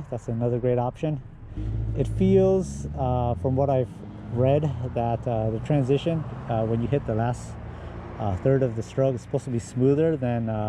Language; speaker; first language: English; native; English